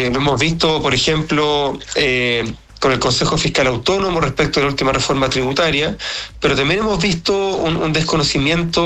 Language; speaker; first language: Spanish; native; Spanish